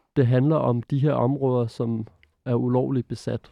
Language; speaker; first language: Danish; early bilingual, other home language; Arabic